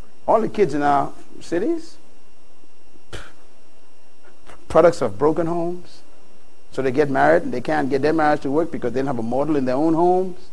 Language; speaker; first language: English; native; English